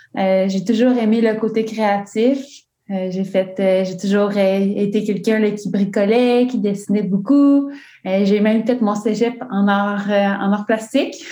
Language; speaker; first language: French; native; French